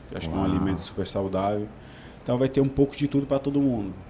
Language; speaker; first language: Portuguese; non-native, fluent; Italian